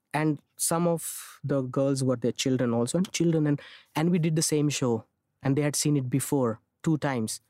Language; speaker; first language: English; non-native, local second language; Marathi